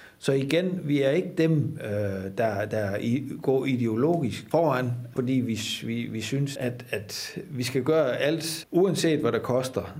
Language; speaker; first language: Danish; non-native, fluent; Dutch